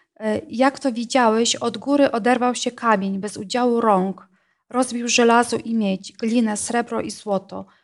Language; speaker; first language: Polish; non-native, fluent; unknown